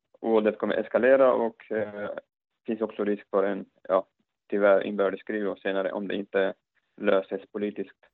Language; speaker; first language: Swedish; non-native, fluent; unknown